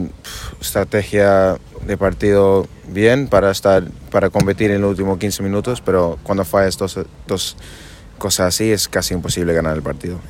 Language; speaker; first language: Spanish; non-native, fluent; English